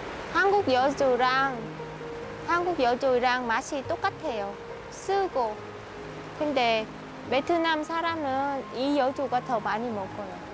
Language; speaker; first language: Korean; non-native, learner; Vietnamese